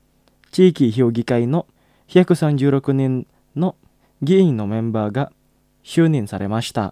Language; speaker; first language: Japanese; non-native, fluent; Indonesian